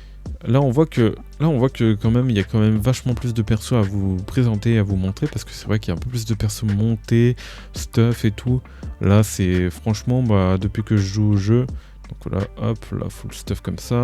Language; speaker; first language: French; native; French